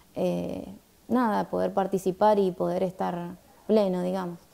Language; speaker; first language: Spanish; native; Spanish